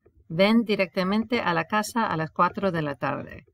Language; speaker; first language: Spanish; non-native, fluent; English